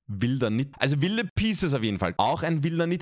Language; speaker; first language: German; native; German